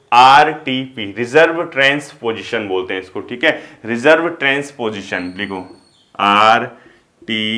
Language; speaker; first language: Hindi; native; Hindi